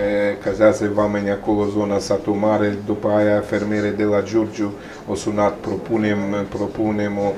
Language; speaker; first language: Romanian; non-native, learner; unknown